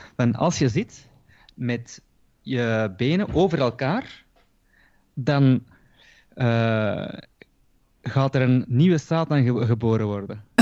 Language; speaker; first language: Dutch; early bilingual, other home language; Turkish